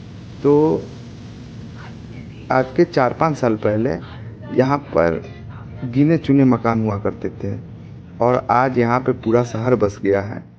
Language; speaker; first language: Hindi; native; Hindi